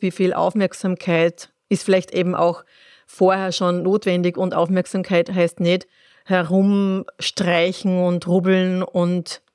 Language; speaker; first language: German; native; German